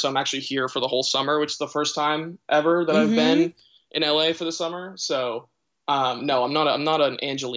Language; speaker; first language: English; native; English